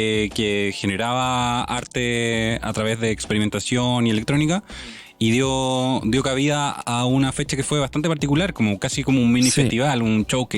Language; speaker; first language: Spanish; native; Spanish